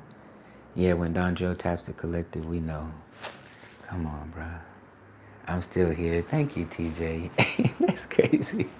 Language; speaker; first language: English; native; English